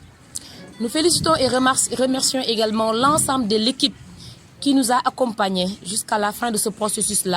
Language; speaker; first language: French; non-native, local second language; Wolof